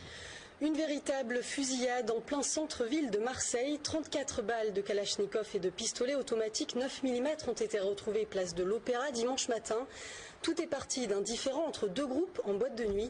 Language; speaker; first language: French; native; French